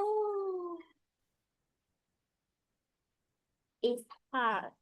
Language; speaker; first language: English; non-native, learner; Vietnamese